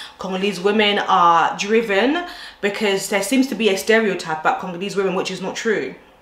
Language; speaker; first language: English; early bilingual, other home language; Lingala